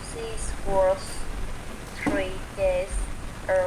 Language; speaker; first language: English; non-native, learner; Vietnamese